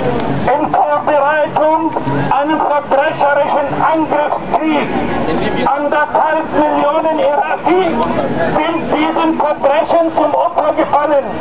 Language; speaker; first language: German; non-native, fluent; Arabic